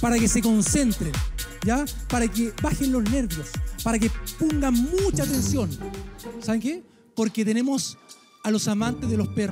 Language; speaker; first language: Spanish; native; Spanish